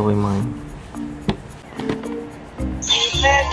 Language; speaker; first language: English; non-native, local second language; Filipino